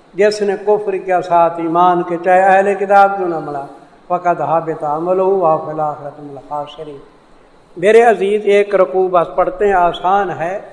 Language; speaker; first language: Urdu; non-native, local second language; Saraiki